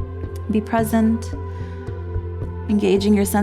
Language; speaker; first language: English; native; English